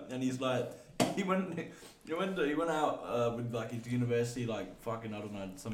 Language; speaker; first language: English; native; English